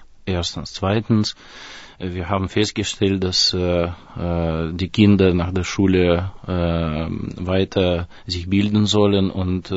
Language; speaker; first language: German; non-native, fluent; Russian